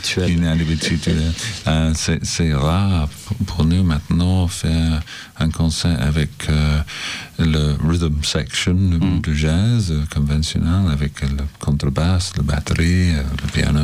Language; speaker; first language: French; non-native, learner; English